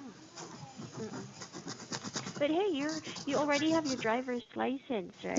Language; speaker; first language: English; non-native, fluent; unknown